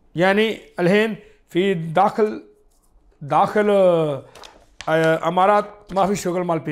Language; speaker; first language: Arabic; non-native, learner; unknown